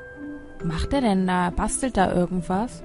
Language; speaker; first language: German; native; German